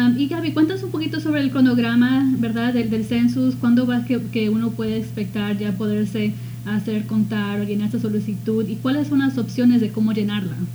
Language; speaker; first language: Spanish; early bilingual, heritage; Spanish